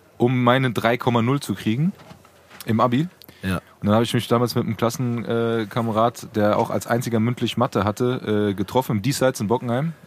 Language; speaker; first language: German; native; German